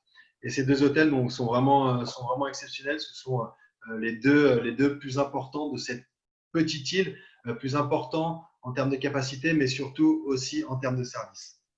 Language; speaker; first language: French; native; French